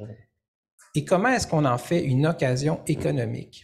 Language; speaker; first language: French; native; French